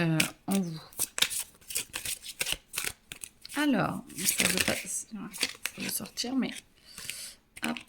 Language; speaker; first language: French; native; French